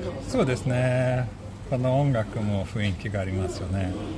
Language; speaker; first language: Japanese; non-native, fluent; Swedish